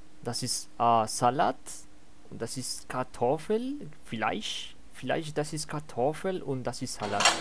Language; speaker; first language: German; non-native, learner; Spanish